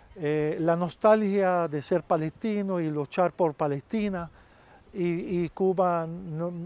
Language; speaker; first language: Spanish; non-native, fluent; Arabic